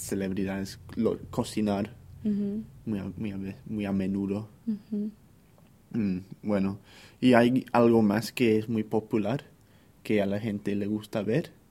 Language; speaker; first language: Spanish; non-native, fluent; English